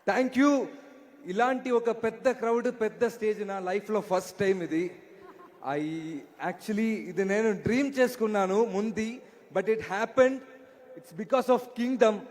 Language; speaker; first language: Telugu; non-native, learner; Malayalam